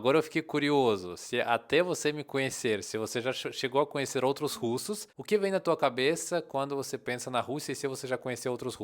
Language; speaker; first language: Portuguese; non-native, fluent; Russian